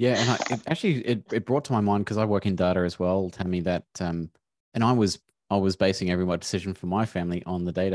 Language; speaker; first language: English; native; English